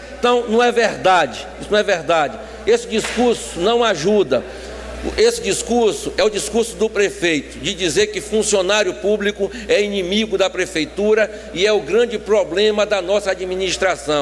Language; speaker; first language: Portuguese; native; Portuguese